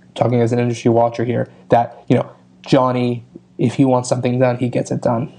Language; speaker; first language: English; native; English